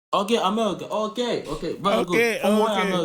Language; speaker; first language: English; non-native, learner; French